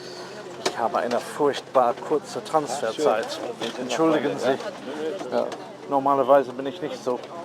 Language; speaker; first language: German; non-native, learner; English